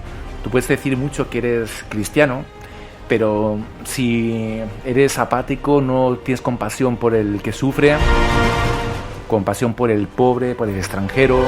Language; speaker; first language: Spanish; native; Spanish